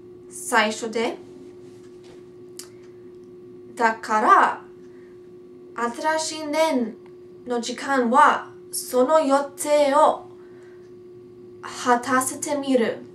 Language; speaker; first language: Japanese; non-native, learner; English